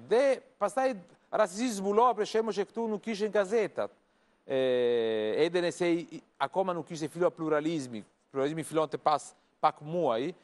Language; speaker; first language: Albanian; non-native, learner; Italian